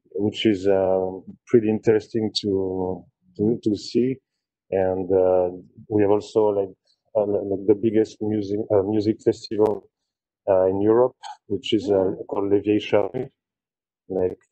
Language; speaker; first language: English; non-native, fluent; French